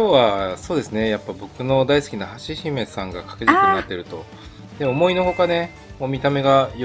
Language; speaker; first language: Japanese; native; Japanese